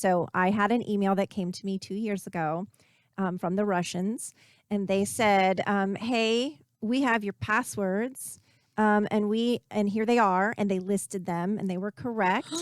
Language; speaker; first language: English; native; English